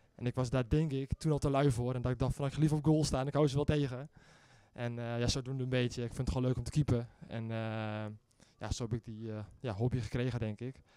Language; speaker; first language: Dutch; native; Dutch